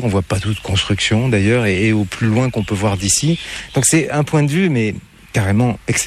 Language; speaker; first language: French; native; French